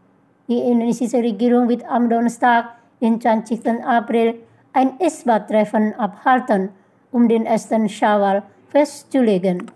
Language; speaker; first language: German; non-native, fluent; Indonesian